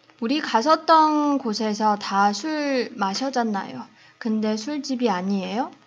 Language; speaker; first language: Korean; non-native, fluent; Chinese